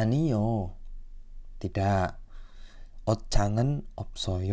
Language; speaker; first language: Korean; non-native, fluent; Indonesian